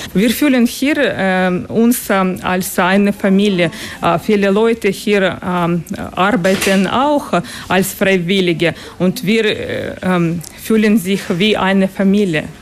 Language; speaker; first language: German; non-native, learner; Russian